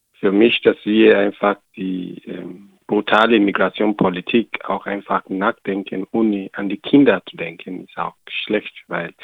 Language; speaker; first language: German; non-native, learner; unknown